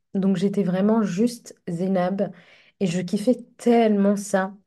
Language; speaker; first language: French; non-native, local second language; Arabic